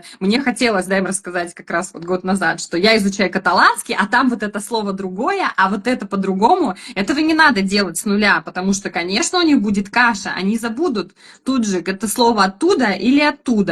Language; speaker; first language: Russian; native; Russian